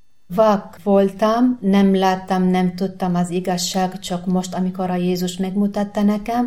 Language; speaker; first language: Hungarian; non-native, fluent; Arabic